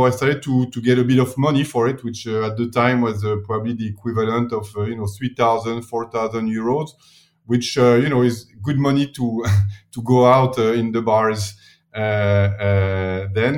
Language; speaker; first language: English; non-native, fluent; French